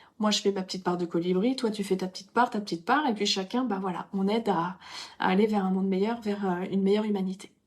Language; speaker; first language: French; native; French